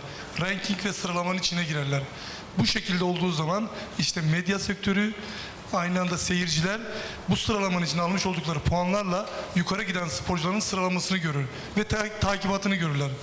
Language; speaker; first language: Turkish; native; Turkish